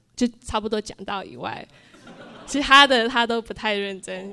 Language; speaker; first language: Chinese; early bilingual, heritage; Chinese